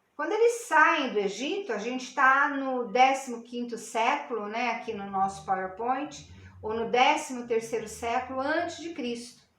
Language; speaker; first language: Portuguese; native; Portuguese